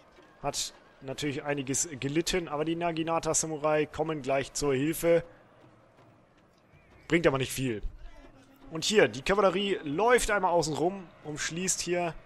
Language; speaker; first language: German; native; German